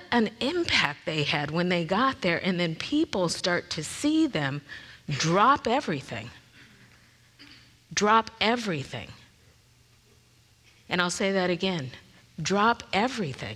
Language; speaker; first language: English; native; English